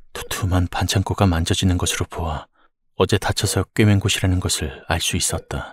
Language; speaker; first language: Korean; native; Korean